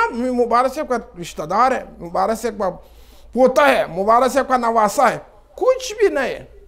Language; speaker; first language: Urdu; non-native, local second language; Pashto